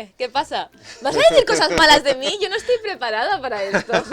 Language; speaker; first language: Spanish; native; Spanish